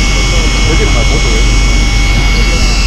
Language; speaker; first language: Chinese; native; Chinese